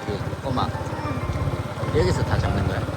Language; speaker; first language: Korean; native; Korean